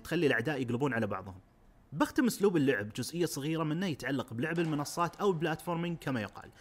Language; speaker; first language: Arabic; native; Arabic